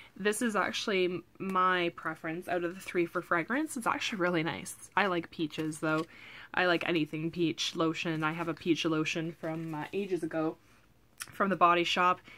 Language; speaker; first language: English; native; English